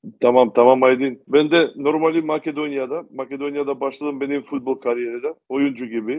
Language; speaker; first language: Turkish; non-native, learner; Macedonian